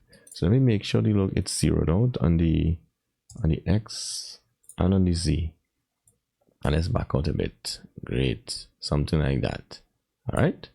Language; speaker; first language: English; native; English